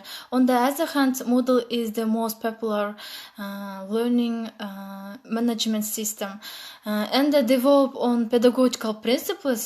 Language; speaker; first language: English; non-native, learner; Kazakh